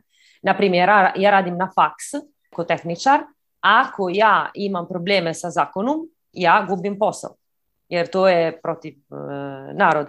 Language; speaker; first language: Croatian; early bilingual, heritage; Croatian